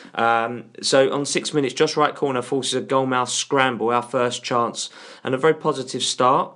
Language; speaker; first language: English; native; English